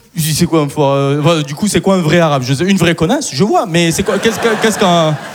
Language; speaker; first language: French; early bilingual, other home language; Arabic